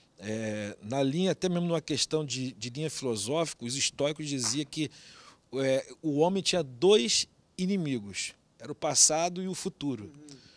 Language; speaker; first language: Portuguese; native; Portuguese